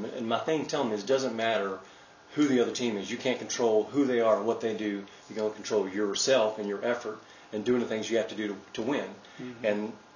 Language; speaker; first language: English; native; English